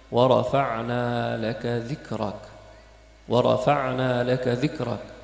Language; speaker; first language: Arabic; native; Arabic